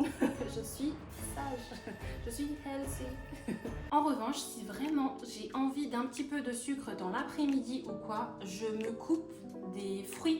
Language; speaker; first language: French; native; French